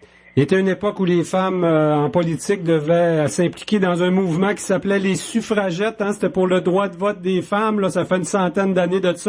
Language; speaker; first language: French; native; French